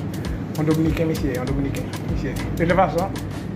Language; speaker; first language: French; non-native, learner; Haitian Creole